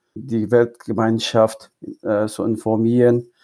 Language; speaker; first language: German; non-native, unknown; Uyghur